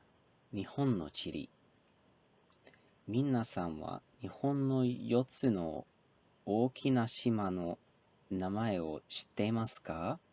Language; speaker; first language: Japanese; non-native, learner; English